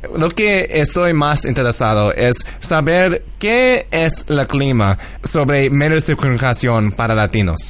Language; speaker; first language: Spanish; early bilingual, heritage; English